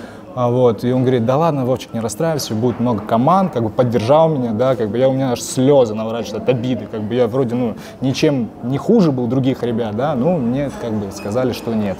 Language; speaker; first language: Russian; native; Russian